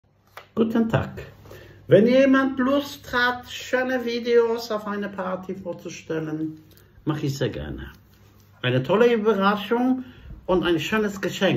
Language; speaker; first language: German; non-native, fluent; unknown